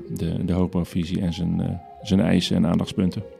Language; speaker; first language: Dutch; native; Dutch